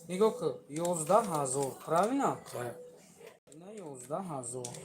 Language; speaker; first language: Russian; non-native, learner; Tajik